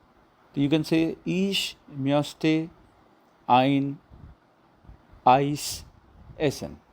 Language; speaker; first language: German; non-native, learner; Hindi